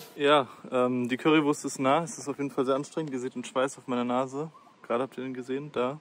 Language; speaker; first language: German; native; German